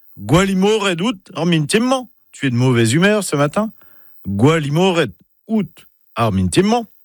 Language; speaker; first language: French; native; French